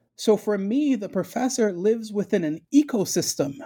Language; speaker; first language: English; early bilingual, other home language; Spanish